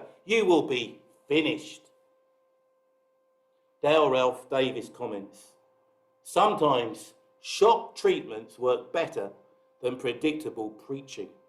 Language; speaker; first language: English; native; English